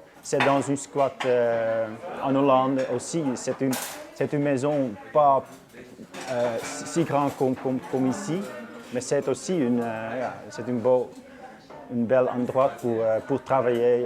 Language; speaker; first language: French; non-native, learner; Dutch